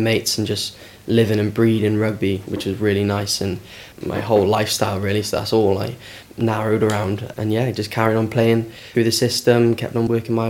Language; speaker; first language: English; native; English